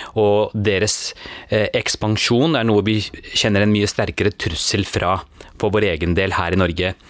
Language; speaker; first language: Norwegian; early bilingual, other home language; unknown